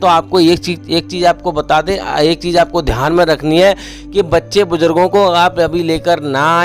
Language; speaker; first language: Hindi; native; Hindi